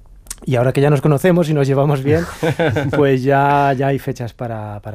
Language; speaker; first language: Spanish; native; Spanish